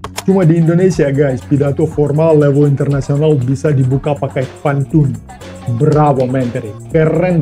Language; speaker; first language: Indonesian; non-native, fluent; Russian